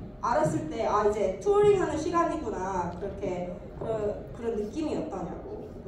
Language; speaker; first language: Korean; early bilingual, heritage; English